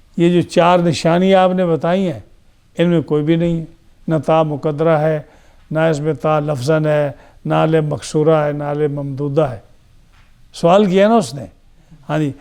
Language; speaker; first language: Urdu; non-native, local second language; Punjabi